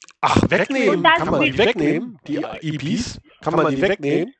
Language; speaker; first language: German; native; German